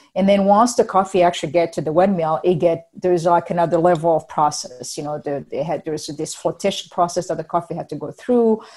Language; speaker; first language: English; non-native, fluent; Rundi